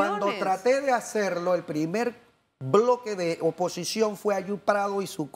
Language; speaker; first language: Spanish; native; Spanish